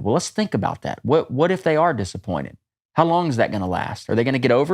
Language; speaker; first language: English; native; English